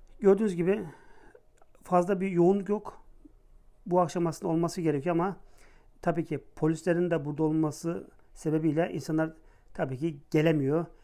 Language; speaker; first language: Turkish; native; Turkish